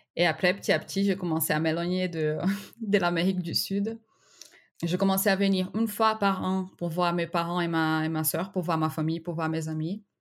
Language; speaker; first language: French; non-native, fluent; Portuguese